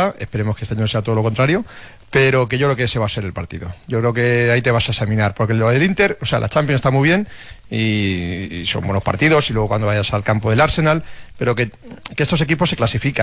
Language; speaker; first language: Spanish; native; Spanish